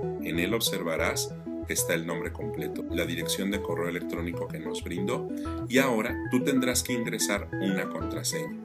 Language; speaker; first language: Spanish; native; Spanish